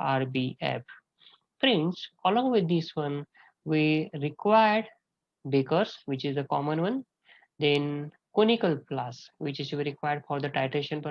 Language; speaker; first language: English; non-native, local second language; Marathi